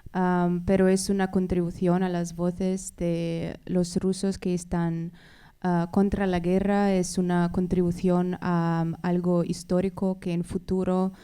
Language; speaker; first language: Spanish; non-native, fluent; Russian